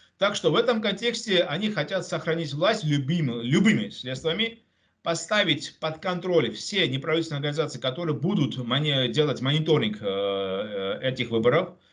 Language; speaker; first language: Russian; non-native, local second language; Georgian